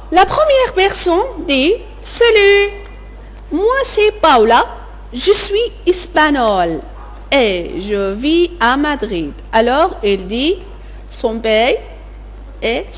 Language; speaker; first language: French; non-native, fluent; Arabic